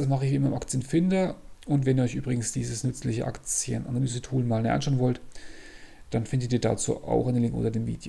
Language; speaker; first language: German; native; German